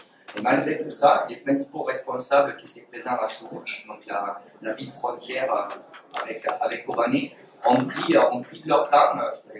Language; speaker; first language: French; native; French